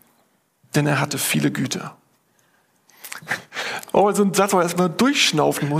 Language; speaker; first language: German; native; German